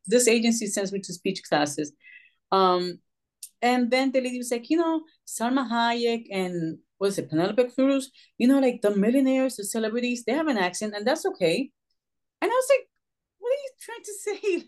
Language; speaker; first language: English; early bilingual, other home language; Spanish